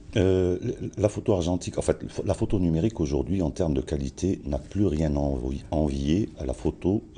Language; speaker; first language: French; non-native, local second language; Arabic